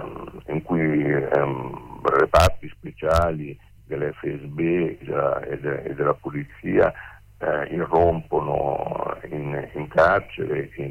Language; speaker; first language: Italian; native; Italian